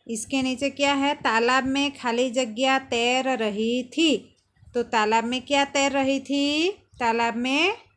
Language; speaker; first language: Hindi; non-native, local second language; Gujarati